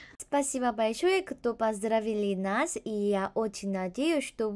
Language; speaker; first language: Russian; non-native, fluent; Korean